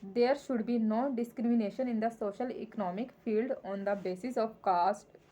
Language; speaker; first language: English; non-native, local second language; Punjabi